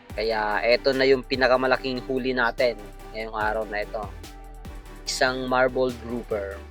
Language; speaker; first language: Filipino; non-native, local second language; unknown